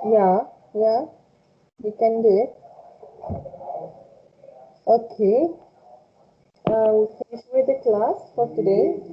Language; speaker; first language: English; non-native, fluent; Spanish